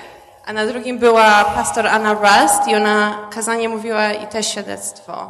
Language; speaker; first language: Polish; early bilingual, heritage; Polish